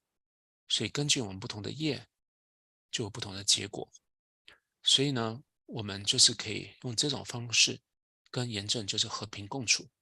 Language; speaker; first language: Chinese; native; Chinese